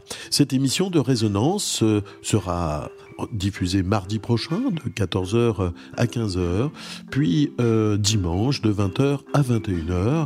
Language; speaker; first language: French; native; French